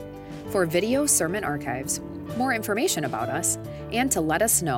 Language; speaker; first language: English; native; English